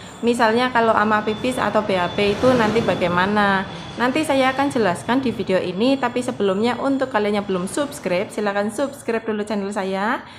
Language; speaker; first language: Indonesian; native; Indonesian